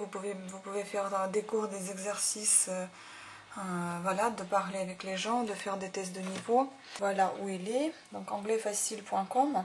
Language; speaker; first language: French; native; French